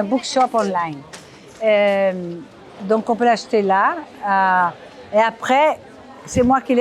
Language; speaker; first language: French; non-native, fluent; Portuguese